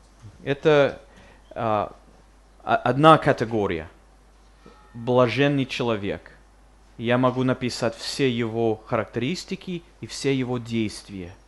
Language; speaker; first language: Russian; non-native, fluent; English